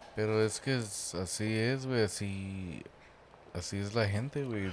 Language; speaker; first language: Spanish; early bilingual, heritage; Spanish